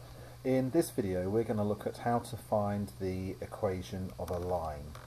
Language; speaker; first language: English; native; English